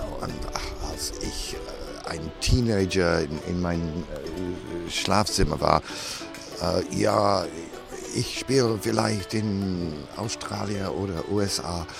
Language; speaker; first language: German; non-native, learner; English